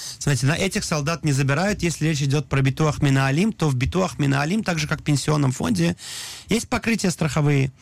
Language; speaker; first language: Russian; native; Russian